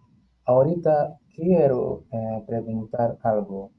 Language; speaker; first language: Spanish; non-native, fluent; Portuguese